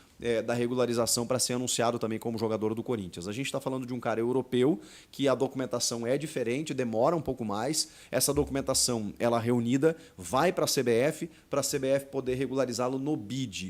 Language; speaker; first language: Portuguese; native; Portuguese